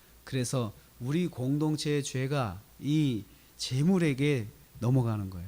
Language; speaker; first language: Korean; native; Korean